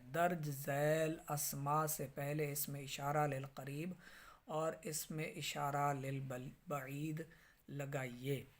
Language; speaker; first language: Urdu; native; Urdu